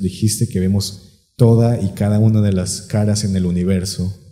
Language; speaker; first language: Spanish; native; Spanish